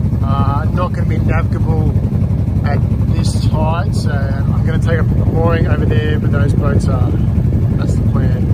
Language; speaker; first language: English; native; English